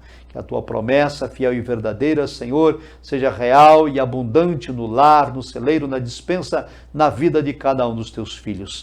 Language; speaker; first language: Portuguese; native; Portuguese